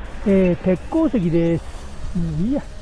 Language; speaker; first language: Japanese; native; Japanese